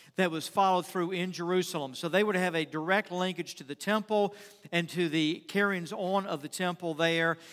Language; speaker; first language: English; native; English